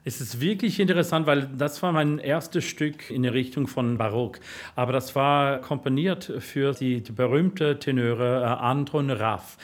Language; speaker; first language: German; non-native, fluent; English